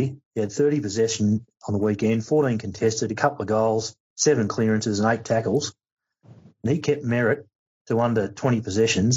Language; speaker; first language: English; native; English